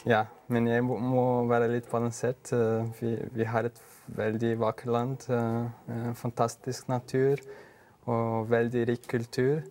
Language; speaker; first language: Norwegian; non-native, fluent; Portuguese